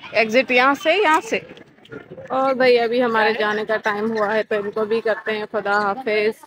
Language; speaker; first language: Urdu; native; Urdu